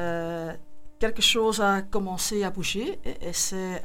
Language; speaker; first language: French; non-native, local second language; Dutch